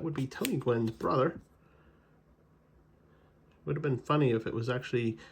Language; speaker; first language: English; native; English